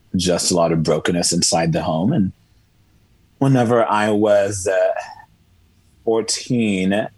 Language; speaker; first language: English; early bilingual, other home language; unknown